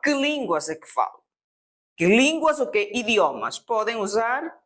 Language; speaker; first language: Portuguese; non-native, fluent; Spanish